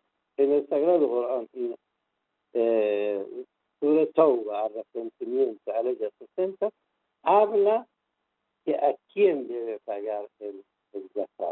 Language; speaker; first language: Spanish; non-native, fluent; Persian